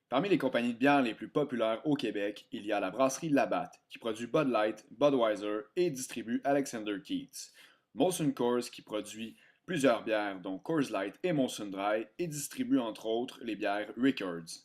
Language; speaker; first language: French; native; French